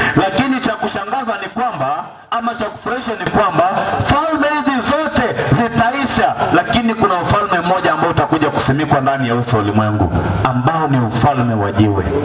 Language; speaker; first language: Swahili; non-native, local second language; Gusii